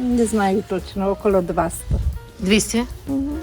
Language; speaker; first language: Ukrainian; non-native, local second language; Hungarian